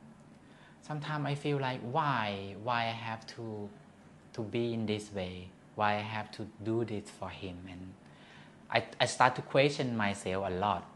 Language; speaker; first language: English; non-native, learner; Thai